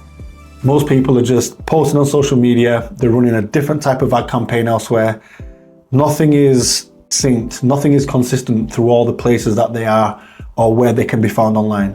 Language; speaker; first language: English; native; English